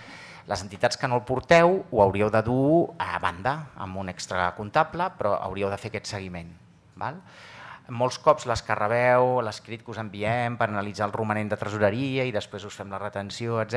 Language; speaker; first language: Catalan; native; Catalan